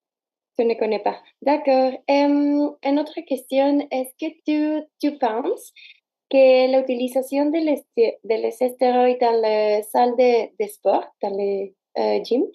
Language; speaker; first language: French; non-native, learner; Spanish